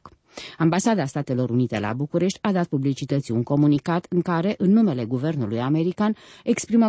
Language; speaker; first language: Romanian; native; Romanian